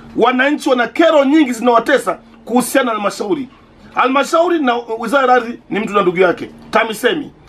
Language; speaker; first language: Swahili; native; Swahili